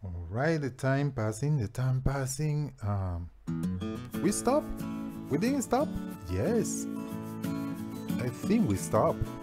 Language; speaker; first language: English; non-native, fluent; Spanish